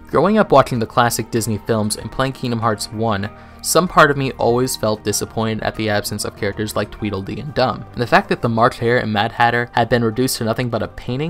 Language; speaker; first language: English; native; English